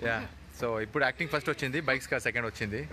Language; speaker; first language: Telugu; non-native, learner; Arabic